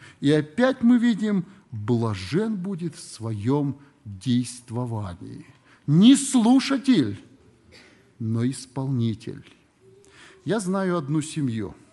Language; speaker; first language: Russian; native; Russian